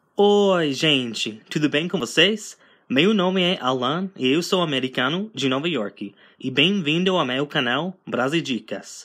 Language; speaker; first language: Portuguese; non-native, fluent; English